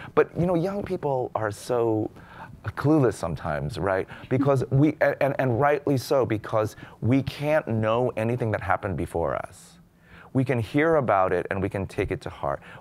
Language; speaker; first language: English; native; English